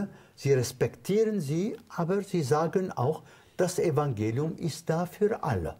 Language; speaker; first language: German; non-native, fluent; Arabic